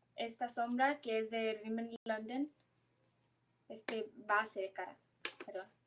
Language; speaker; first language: Spanish; early bilingual, heritage; Spanish